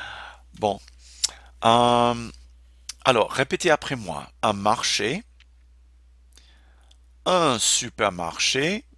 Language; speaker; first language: French; non-native, fluent; English